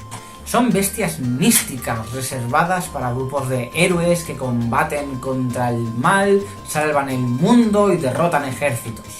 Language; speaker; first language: Spanish; native; Spanish